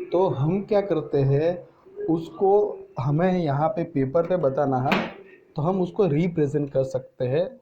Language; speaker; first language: Hindi; non-native, local second language; Gujarati